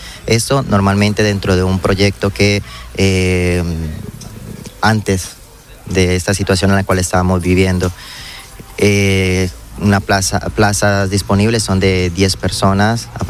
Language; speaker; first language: Spanish; native; Spanish